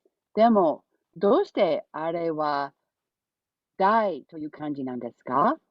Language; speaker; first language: Japanese; non-native, learner; English